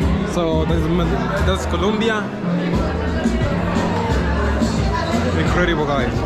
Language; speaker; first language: English; non-native, local second language; Swahili